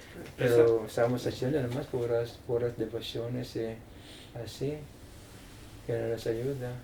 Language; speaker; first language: Spanish; non-native, learner; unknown